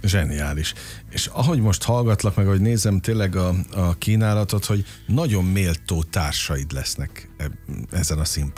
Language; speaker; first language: Hungarian; native; Hungarian